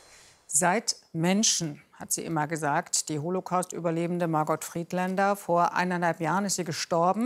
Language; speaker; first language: German; native; German